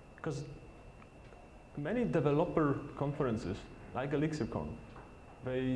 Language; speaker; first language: English; non-native, fluent; Polish